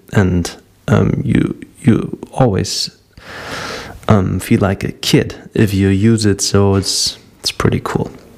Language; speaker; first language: English; non-native, fluent; German